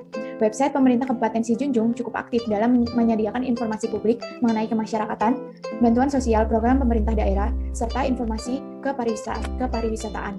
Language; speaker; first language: Indonesian; native; Indonesian